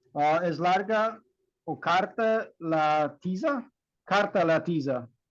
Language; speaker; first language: Spanish; non-native, learner; English